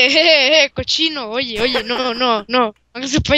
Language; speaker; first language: Spanish; native; Spanish